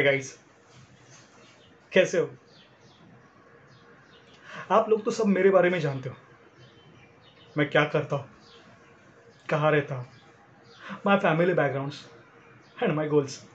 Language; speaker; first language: Hindi; non-native, local second language; Marathi